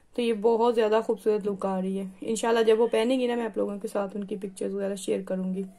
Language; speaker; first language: Hindi; native; Hindi